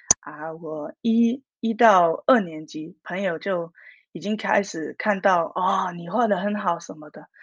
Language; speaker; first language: Chinese; early bilingual, heritage; Min Nan Chinese